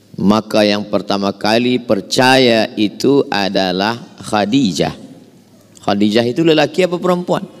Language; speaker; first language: Malay; native; Malay